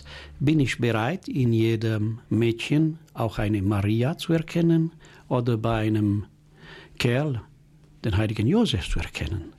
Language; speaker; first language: German; non-native, local second language; French